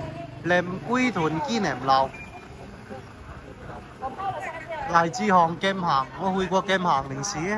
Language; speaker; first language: Chinese; native; Chinese